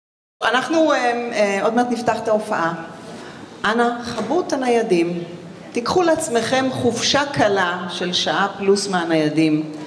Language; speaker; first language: Hebrew; native; Hebrew